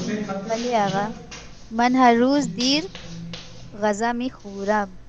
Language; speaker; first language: Persian; non-native, learner; Urdu